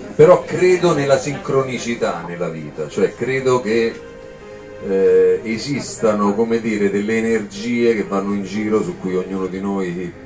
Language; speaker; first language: Italian; native; Italian